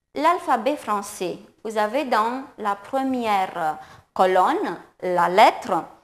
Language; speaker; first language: French; non-native, fluent; Romanian